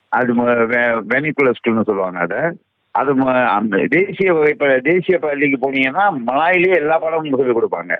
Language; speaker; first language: Tamil; native; Tamil